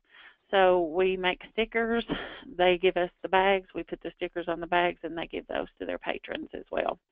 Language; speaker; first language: English; native; English